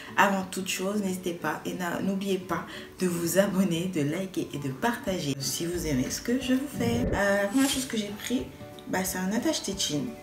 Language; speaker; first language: French; native; French